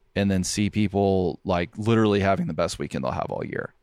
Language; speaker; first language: English; native; English